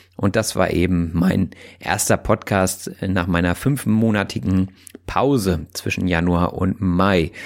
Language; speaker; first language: German; native; German